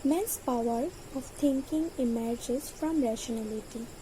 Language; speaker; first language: English; non-native, local second language; Assamese